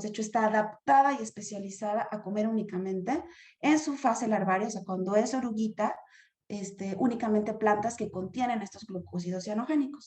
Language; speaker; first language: Spanish; native; Spanish